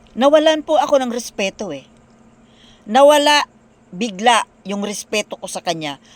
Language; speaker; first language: Filipino; non-native, local second language; Bikol